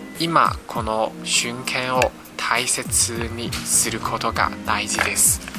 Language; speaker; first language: Japanese; non-native, fluent; Chinese